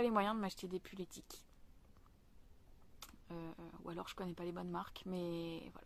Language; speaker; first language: French; native; French